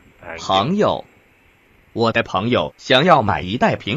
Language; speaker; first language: Chinese; non-native, learner; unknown